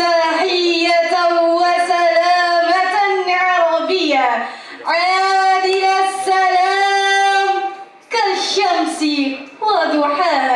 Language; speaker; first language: Arabic; non-native, learner; Indonesian